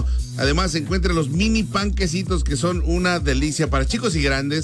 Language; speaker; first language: Spanish; native; Spanish